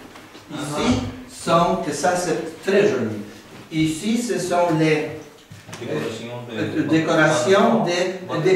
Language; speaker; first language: French; non-native, learner; Polish